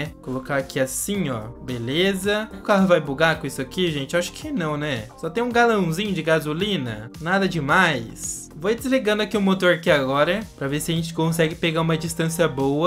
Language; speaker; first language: Portuguese; native; Portuguese